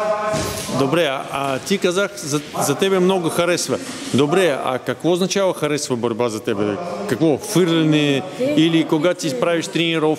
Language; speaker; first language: Bulgarian; non-native, learner; Russian